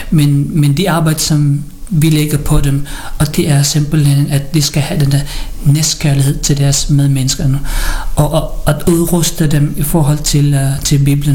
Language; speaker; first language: Danish; non-native, learner; Filipino